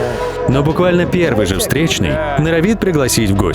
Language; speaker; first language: Russian; native; Russian